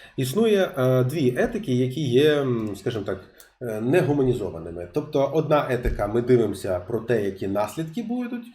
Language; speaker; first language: Ukrainian; non-native, local second language; Russian